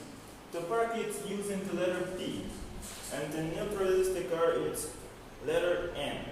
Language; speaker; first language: English; non-native, learner; Portuguese